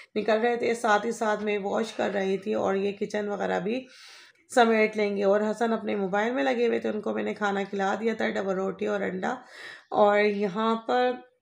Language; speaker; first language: Urdu; native; Urdu